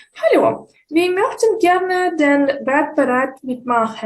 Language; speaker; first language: German; non-native, fluent; Ukrainian